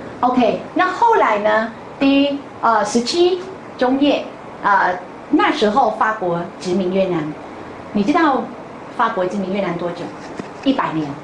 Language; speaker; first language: Chinese; non-native, fluent; Vietnamese